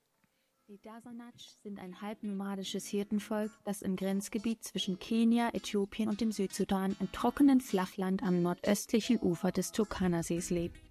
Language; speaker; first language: German; native; German